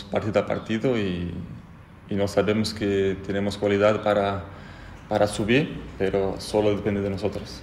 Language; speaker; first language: Spanish; non-native, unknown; French